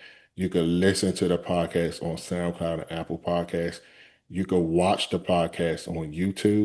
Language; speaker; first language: English; native; English